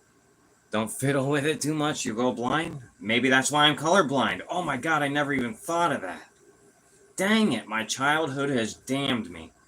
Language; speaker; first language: English; native; English